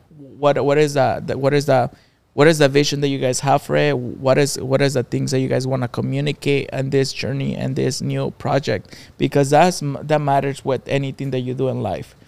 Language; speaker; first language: English; non-native, fluent; Spanish